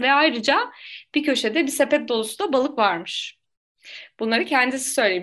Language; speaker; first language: Turkish; native; Turkish